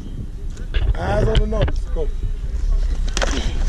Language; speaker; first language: English; native; English